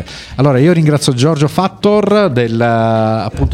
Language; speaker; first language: Italian; native; Italian